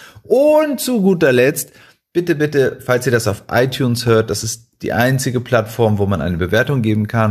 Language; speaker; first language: German; non-native, fluent; Spanish